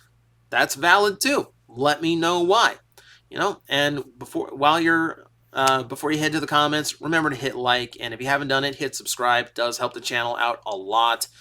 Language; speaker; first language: English; native; English